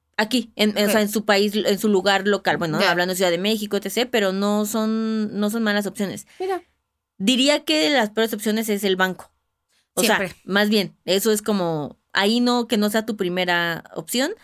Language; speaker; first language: Spanish; native; Spanish